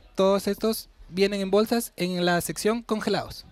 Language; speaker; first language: Spanish; native; Spanish